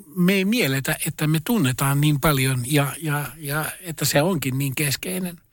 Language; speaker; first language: Finnish; non-native, local second language; Swedish